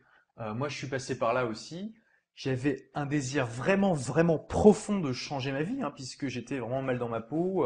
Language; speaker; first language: French; native; French